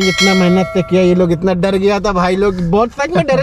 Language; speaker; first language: Hindi; native; Hindi